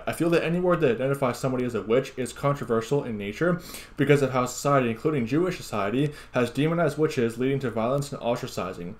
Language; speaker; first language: English; native; English